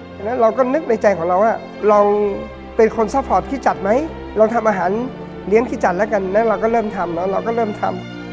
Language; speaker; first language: Thai; non-native, local second language; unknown